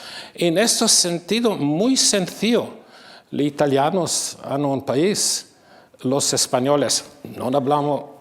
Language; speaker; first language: Spanish; non-native, fluent; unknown